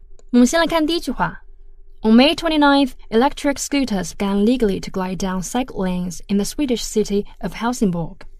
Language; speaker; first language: English; non-native, fluent; Chinese